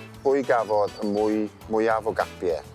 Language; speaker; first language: Welsh; native; Welsh